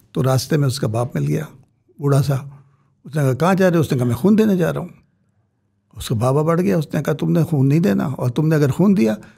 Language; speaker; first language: Urdu; native; Urdu